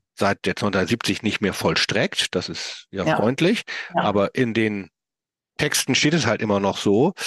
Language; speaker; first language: German; native; German